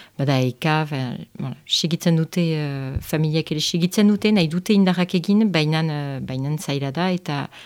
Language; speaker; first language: Basque; non-native, local second language; French